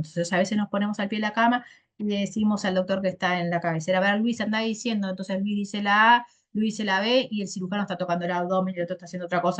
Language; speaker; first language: Spanish; native; Spanish